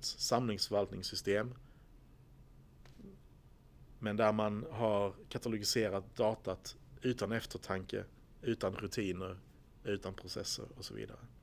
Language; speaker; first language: Swedish; native; Swedish